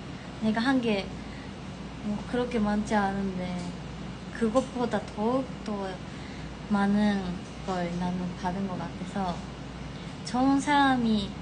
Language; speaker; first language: Korean; non-native, fluent; Japanese